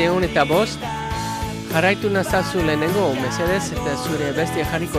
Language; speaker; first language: Basque; non-native, learner; English